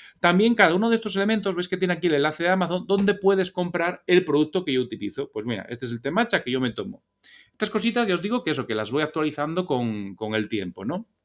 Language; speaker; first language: Spanish; native; Spanish